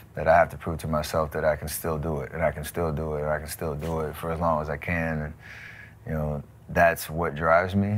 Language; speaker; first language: English; native; English